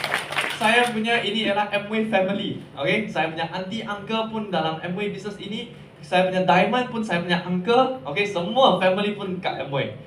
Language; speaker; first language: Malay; non-native, local second language; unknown